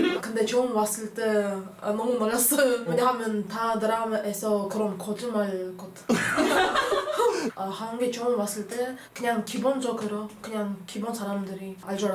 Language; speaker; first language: Korean; non-native, learner; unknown